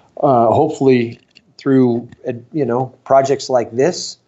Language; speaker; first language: English; native; English